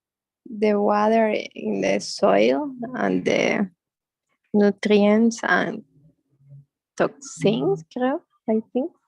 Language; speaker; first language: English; non-native, learner; Spanish